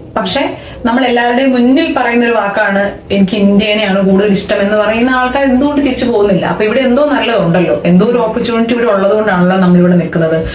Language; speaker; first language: Malayalam; native; Malayalam